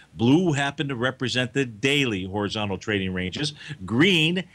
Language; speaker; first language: English; native; English